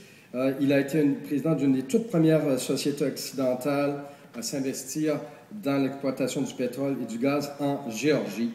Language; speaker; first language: French; native; French